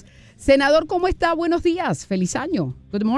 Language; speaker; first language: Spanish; native; Spanish